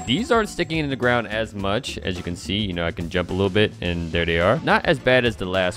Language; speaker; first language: English; native; English